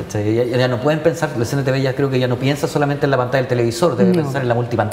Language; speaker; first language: Spanish; native; Spanish